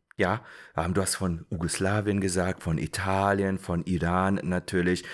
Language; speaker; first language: German; non-native, fluent; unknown